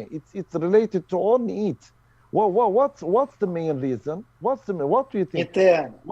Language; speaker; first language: English; non-native, learner; Turkish